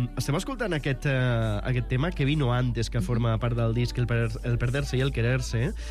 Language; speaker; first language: Catalan; native; Catalan